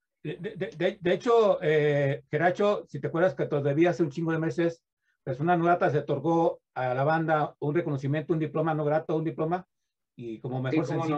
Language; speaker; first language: Spanish; native; Spanish